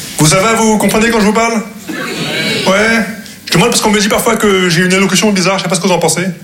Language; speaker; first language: French; non-native, local second language; Arabic